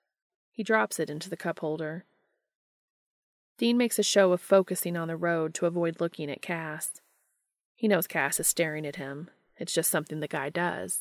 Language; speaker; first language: English; native; English